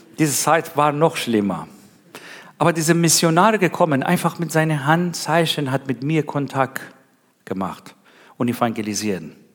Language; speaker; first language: German; non-native, learner; Persian